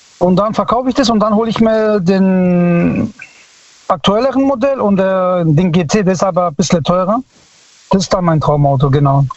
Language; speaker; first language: German; early bilingual, other home language; Italian